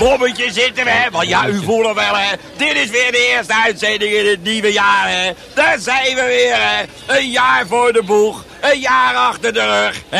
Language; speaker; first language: Dutch; native; Dutch